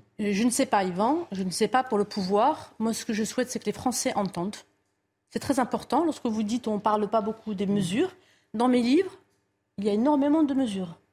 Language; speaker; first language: French; non-native, local second language; Arabic